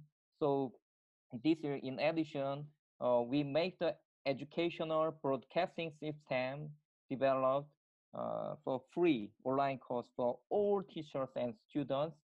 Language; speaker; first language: English; non-native, learner; Korean